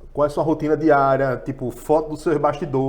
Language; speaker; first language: Portuguese; native; Portuguese